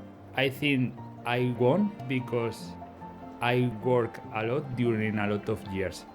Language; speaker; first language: English; non-native, learner; Spanish